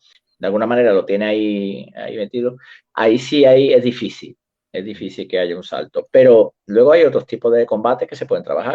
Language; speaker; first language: Spanish; native; Spanish